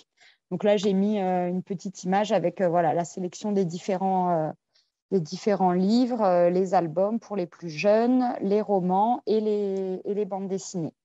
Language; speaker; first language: French; native; French